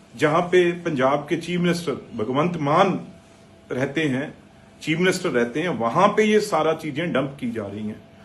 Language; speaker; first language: Hindi; non-native, local second language; Punjabi